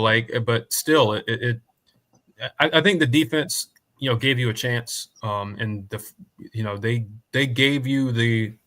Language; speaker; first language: English; native; English